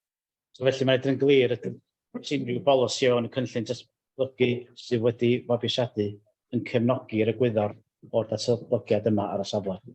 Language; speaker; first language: Welsh; native; Welsh